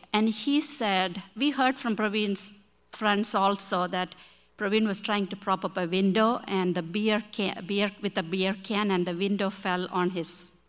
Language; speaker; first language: English; non-native, local second language; Malayalam